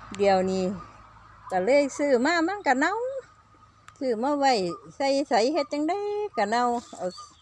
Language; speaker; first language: Thai; native; Thai